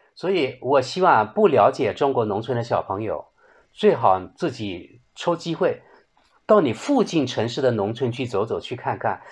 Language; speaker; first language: Chinese; native; Chinese